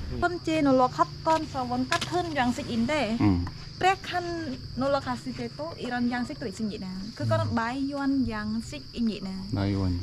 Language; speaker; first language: Korean; non-native, learner; Khmer